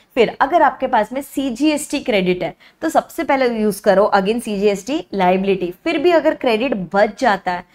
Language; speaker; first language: Hindi; native; Hindi